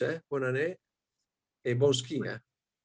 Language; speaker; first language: French; non-native, fluent; Italian